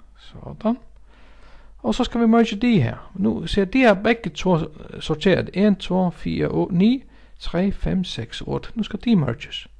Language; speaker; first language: Danish; non-native, local second language; Faroese